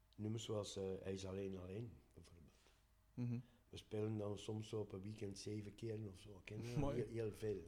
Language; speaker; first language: Dutch; native; Dutch